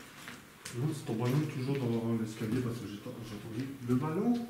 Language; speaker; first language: French; native; French